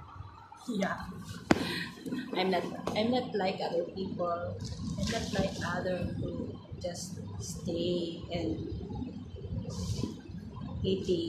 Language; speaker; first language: English; non-native, learner; Filipino